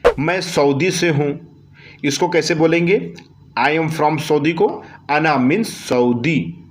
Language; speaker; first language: Hindi; native; Hindi